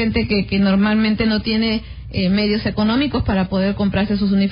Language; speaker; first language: Spanish; native; Spanish